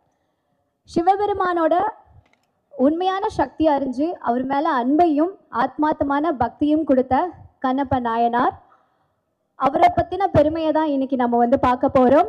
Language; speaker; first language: Tamil; native; Tamil